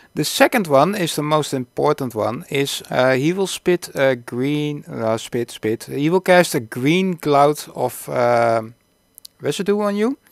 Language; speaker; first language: English; non-native, fluent; Dutch